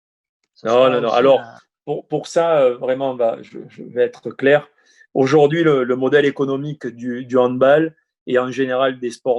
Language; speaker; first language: French; native; French